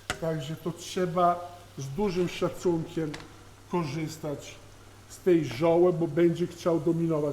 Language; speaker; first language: Polish; non-native, learner; Italian